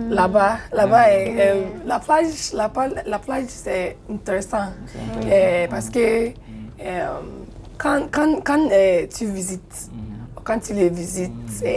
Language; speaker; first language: French; non-native, learner; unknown